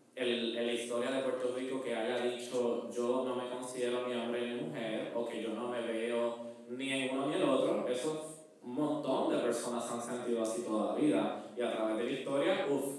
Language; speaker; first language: Spanish; native; Spanish